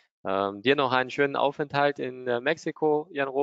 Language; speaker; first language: German; native; German